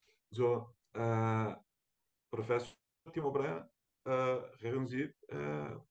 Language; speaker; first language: German; non-native, fluent; Portuguese